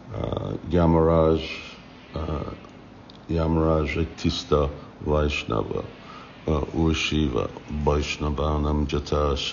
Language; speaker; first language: Hungarian; non-native, fluent; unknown